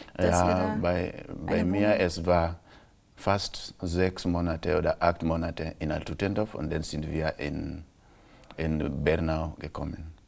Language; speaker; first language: German; non-native, local second language; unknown